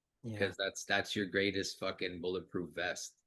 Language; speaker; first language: English; native; English